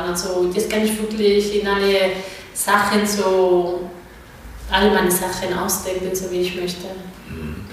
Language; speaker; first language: German; non-native, fluent; Spanish